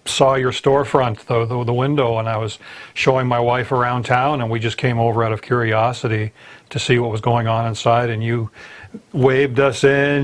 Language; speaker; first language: English; native; English